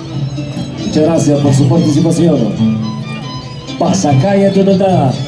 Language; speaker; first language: Spanish; native; Spanish